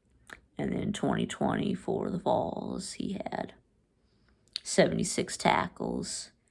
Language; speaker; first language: English; native; English